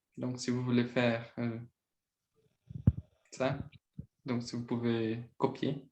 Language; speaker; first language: French; non-native, fluent; Portuguese